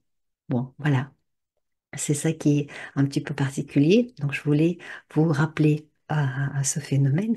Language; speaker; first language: French; non-native, fluent; Russian